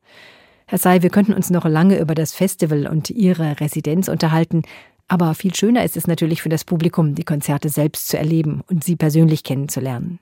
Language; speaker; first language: German; native; German